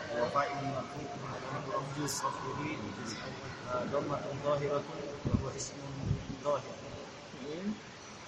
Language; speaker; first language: Arabic; non-native, learner; Indonesian